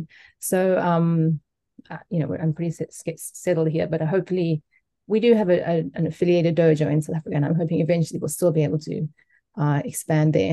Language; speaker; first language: English; native; English